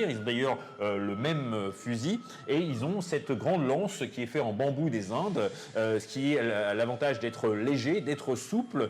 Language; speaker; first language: French; native; French